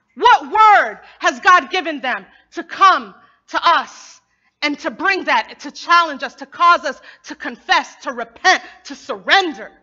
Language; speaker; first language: English; native; English